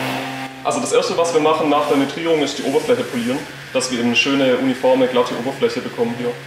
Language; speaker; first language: German; native; German